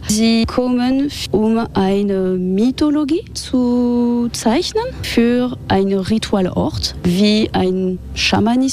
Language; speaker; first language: German; non-native, fluent; French